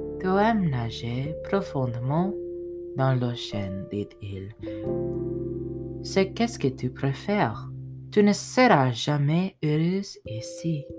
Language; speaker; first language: French; non-native, learner; English